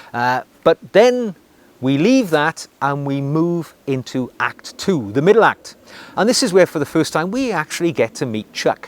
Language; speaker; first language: English; native; English